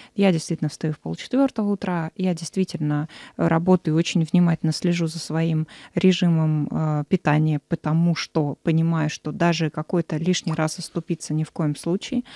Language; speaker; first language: Russian; native; Russian